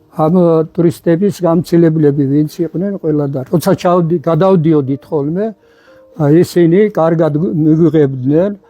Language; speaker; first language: Georgian; non-native, local second language; Svan